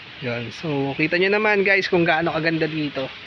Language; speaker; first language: Filipino; native; Filipino